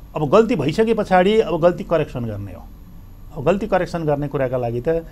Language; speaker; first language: Nepali; native; Nepali